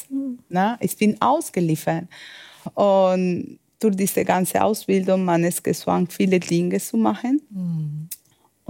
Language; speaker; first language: German; non-native, learner; Spanish